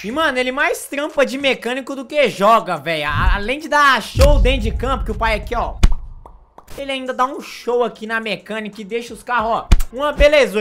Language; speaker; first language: Portuguese; native; Portuguese